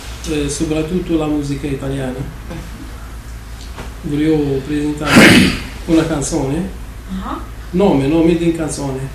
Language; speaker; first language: Italian; non-native, learner; Arabic